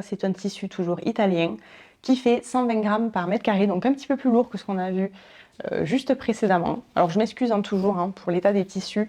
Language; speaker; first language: French; native; French